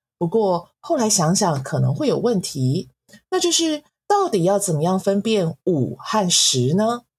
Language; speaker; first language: Chinese; native; Chinese